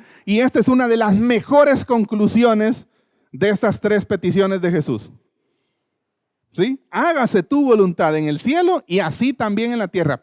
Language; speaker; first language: Spanish; native; Spanish